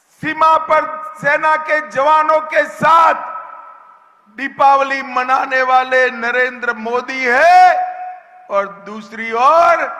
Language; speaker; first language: Hindi; non-native, local second language; Gujarati